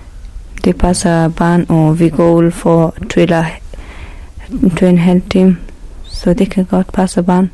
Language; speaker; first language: Danish; non-native, learner; Persian